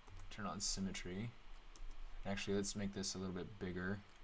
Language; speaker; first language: English; native; English